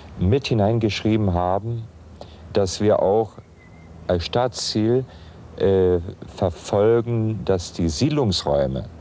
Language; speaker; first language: German; non-native, local second language; Upper Sorbian